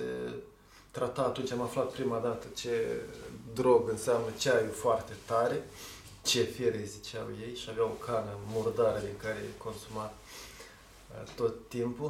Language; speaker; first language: Romanian; native; Romanian